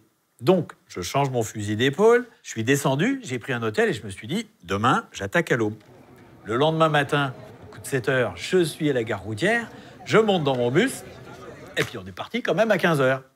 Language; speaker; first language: French; native; French